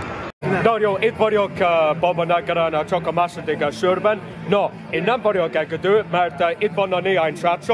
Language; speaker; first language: Hungarian; non-native, learner; English